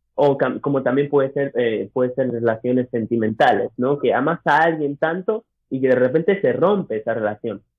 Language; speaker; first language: Spanish; early bilingual, other home language; English